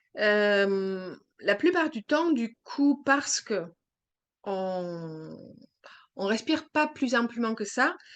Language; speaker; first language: French; non-native, fluent; German